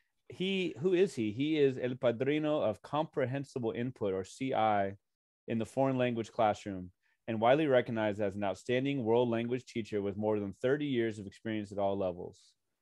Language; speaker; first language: English; native; English